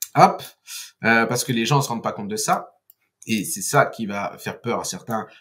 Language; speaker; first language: French; non-native, fluent; Portuguese